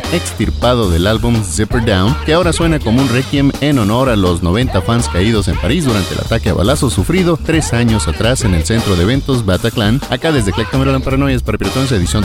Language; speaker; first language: Spanish; native; Spanish